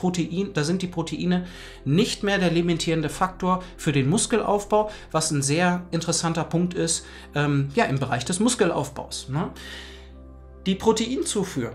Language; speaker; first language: German; native; German